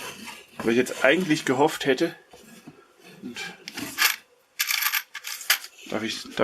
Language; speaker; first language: German; native; German